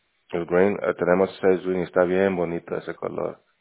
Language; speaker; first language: Spanish; native; Spanish